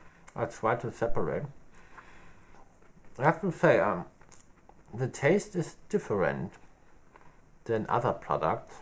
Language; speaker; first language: English; non-native, learner; German